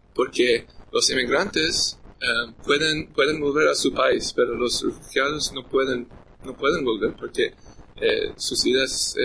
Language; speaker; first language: Spanish; non-native, learner; English